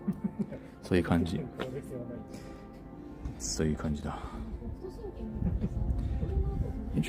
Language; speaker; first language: Japanese; non-native, fluent; English